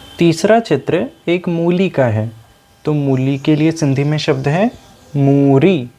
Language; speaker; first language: Hindi; non-native, local second language; Sindhi